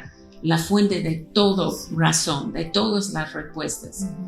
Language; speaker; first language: Spanish; non-native, fluent; English